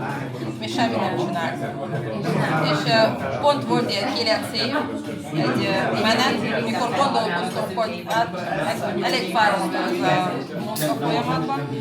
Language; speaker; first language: Hungarian; non-native, learner; Russian